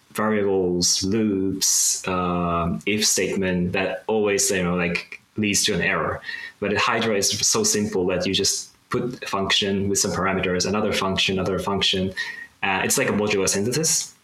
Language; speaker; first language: English; non-native, fluent; Japanese